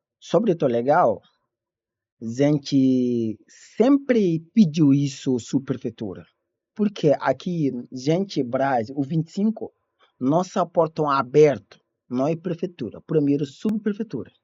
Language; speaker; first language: Portuguese; non-native, learner; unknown